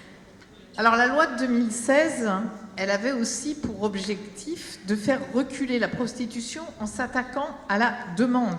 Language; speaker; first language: French; native; French